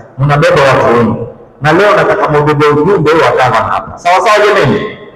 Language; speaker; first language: Swahili; native; Swahili